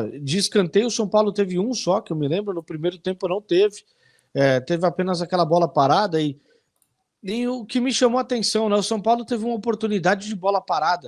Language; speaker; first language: Portuguese; native; Portuguese